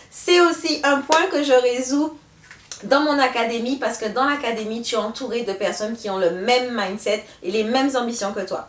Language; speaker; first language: French; native; French